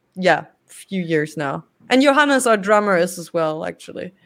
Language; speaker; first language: English; non-native, fluent; German